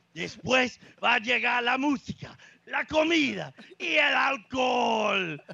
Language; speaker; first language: Spanish; non-native, learner; English